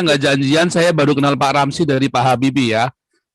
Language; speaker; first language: Indonesian; native; Indonesian